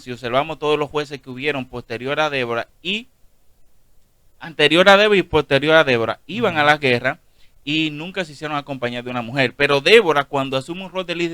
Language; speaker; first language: Spanish; native; Spanish